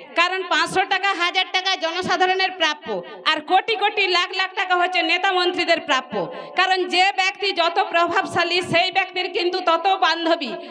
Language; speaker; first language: Bangla; non-native, local second language; Santali